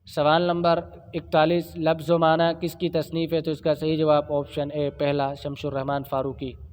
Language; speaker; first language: Urdu; native; Urdu